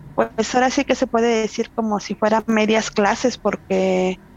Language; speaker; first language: Spanish; native; Spanish